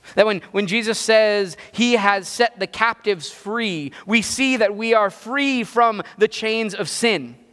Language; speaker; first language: English; native; English